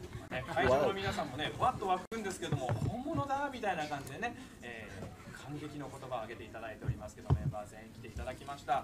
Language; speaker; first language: Japanese; native; Japanese